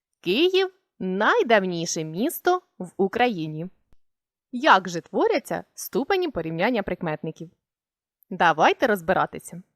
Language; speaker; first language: Ukrainian; native; Ukrainian